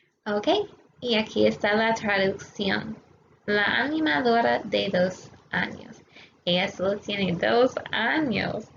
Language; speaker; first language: Spanish; non-native, fluent; English